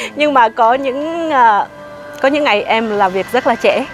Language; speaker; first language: Vietnamese; early bilingual, other home language; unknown